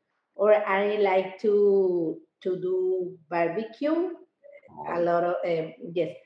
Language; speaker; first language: English; non-native, learner; Spanish